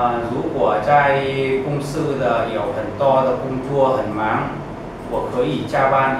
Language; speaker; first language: Chinese; non-native, learner; Vietnamese